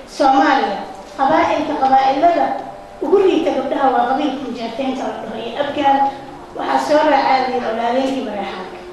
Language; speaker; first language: Somali; native; Somali